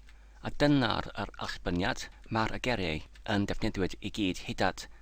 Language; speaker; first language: Welsh; non-native, learner; English